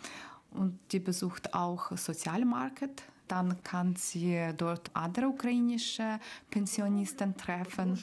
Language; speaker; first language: German; non-native, learner; Ukrainian